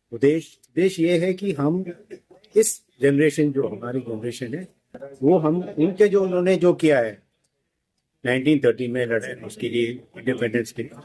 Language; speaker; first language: Hindi; non-native, local second language; Malayalam